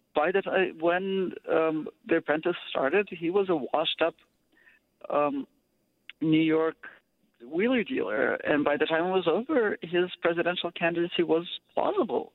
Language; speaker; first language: English; non-native, fluent; Russian